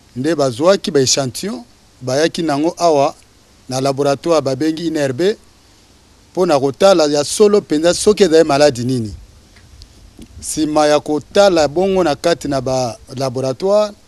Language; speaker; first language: Lingala; native; Lingala